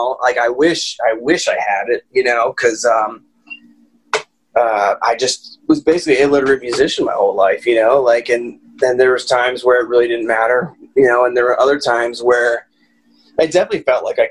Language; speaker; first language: English; native; English